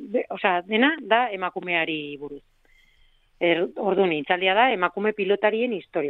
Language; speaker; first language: Basque; non-native, local second language; Spanish